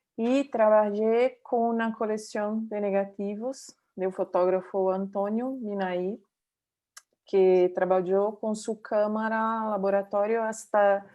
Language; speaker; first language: Spanish; non-native, learner; Portuguese